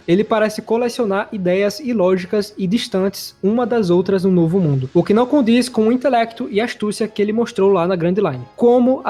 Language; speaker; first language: Portuguese; native; Portuguese